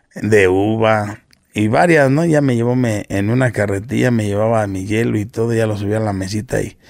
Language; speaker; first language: Spanish; native; Spanish